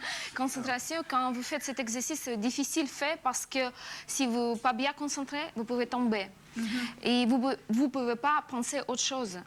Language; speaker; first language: French; non-native, learner; Russian